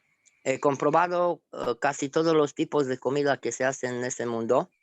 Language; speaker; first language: Spanish; non-native, fluent; Romanian